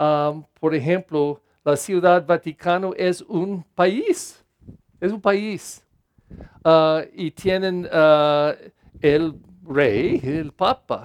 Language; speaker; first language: Spanish; non-native, fluent; English